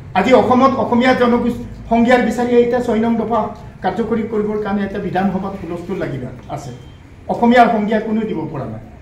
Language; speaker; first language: Assamese; non-native, local second language; Mising